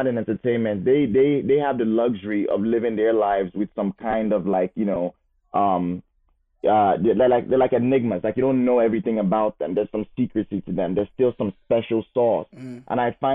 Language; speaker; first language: English; non-native, local second language; Igbo